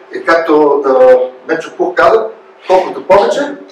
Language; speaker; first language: Bulgarian; early bilingual, other home language; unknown